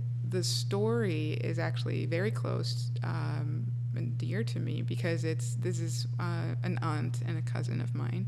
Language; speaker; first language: English; non-native, fluent; Spanish